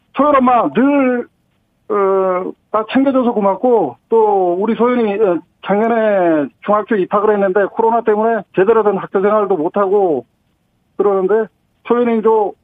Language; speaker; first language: Korean; native; Korean